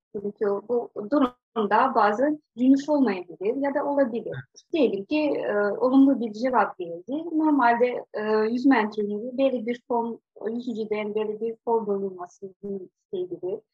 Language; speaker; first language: Turkish; non-native, fluent; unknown